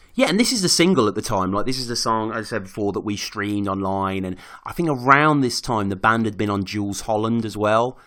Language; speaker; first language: English; native; English